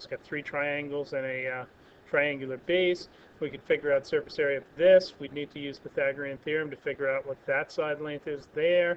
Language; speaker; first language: English; native; English